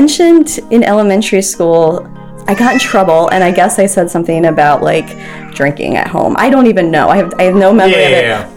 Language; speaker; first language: English; native; English